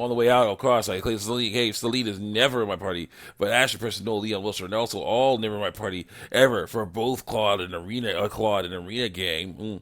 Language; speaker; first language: English; native; English